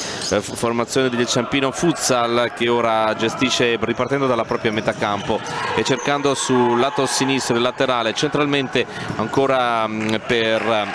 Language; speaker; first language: Italian; native; Italian